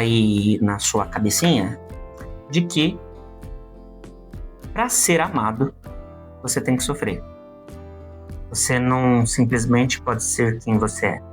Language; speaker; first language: Portuguese; native; Portuguese